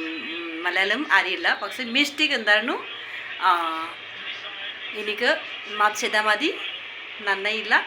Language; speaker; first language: Malayalam; non-native, learner; Bodo